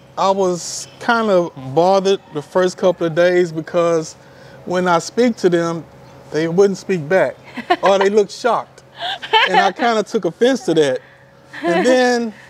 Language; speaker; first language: English; native; English